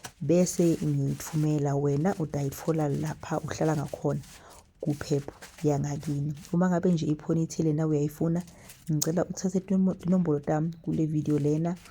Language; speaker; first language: Zulu; non-native, local second language; Swati